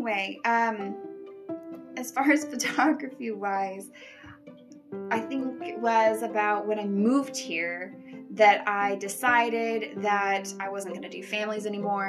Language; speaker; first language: English; native; English